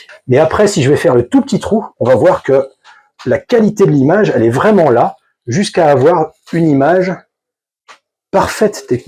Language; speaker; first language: French; native; French